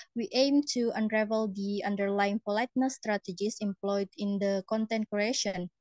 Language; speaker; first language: English; non-native, learner; Indonesian